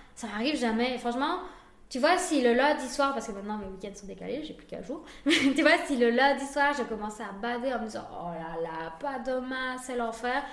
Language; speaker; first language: French; early bilingual, other home language; Spanish